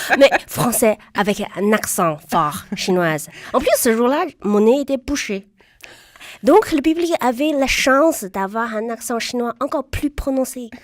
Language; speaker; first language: French; non-native, fluent; Chinese